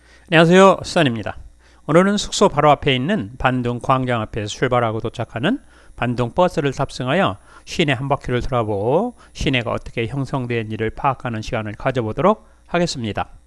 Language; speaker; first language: Korean; native; Korean